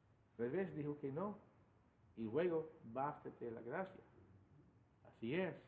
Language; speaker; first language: Spanish; non-native, fluent; English